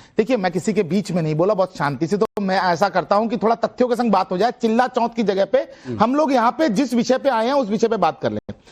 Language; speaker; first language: Hindi; native; Hindi